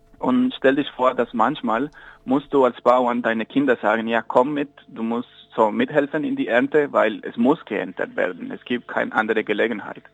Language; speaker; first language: German; non-native, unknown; Spanish